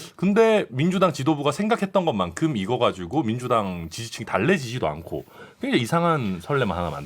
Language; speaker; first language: Korean; native; Korean